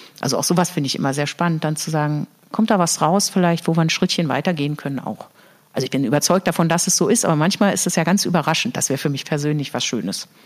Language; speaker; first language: German; native; German